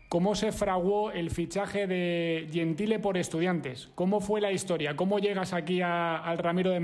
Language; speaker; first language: Spanish; native; Spanish